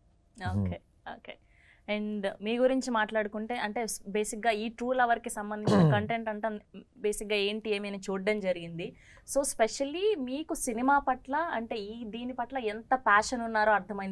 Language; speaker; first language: Telugu; native; Telugu